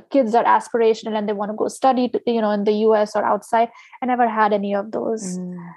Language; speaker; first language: English; non-native, local second language; Hindi